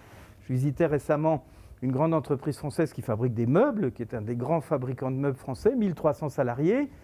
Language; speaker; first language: French; native; French